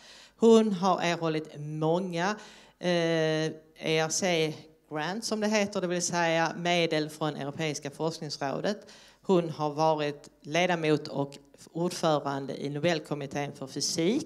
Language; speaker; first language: Swedish; native; Swedish